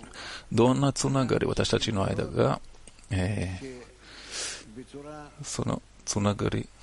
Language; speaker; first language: Japanese; non-native, learner; Hebrew